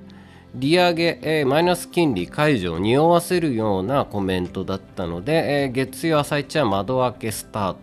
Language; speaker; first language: Japanese; native; Japanese